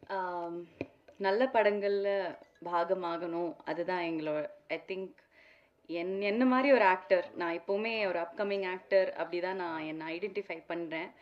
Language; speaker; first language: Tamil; non-native, local second language; Malayalam